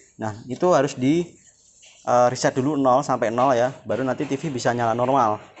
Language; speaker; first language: Indonesian; non-native, local second language; Javanese